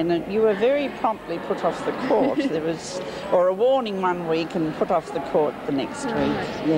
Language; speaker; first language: English; native; English